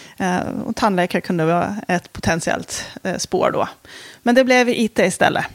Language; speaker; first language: Swedish; native; Swedish